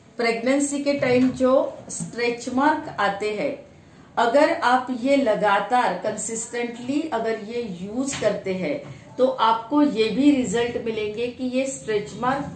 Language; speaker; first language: Hindi; non-native, local second language; Marathi